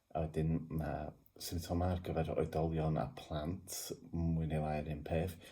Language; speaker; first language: Welsh; native; Welsh